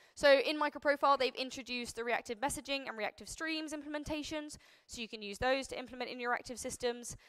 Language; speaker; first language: English; native; English